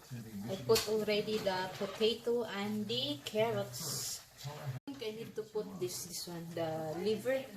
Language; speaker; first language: English; non-native, local second language; Filipino